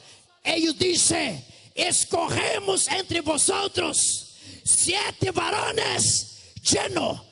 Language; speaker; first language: Spanish; non-native, fluent; Portuguese